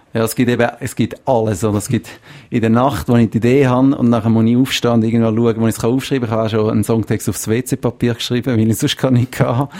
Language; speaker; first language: German; native; German